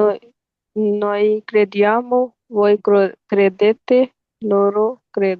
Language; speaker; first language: Italian; non-native, learner; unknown